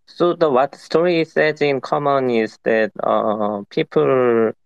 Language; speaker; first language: English; non-native, fluent; Korean